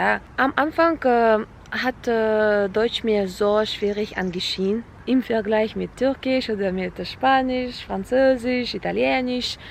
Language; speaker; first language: German; non-native, learner; Kazakh